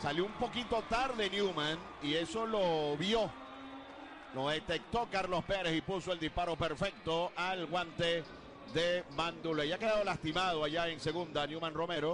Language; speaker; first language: Spanish; native; Spanish